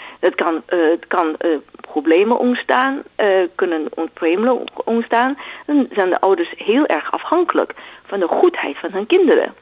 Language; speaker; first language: Dutch; non-native, fluent; Chinese